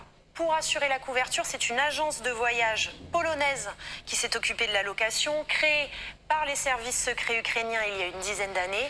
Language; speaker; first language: French; native; French